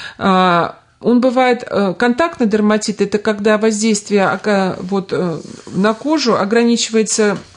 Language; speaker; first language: Russian; native; Russian